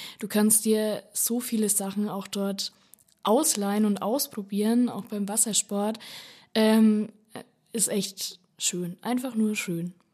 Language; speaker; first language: German; native; German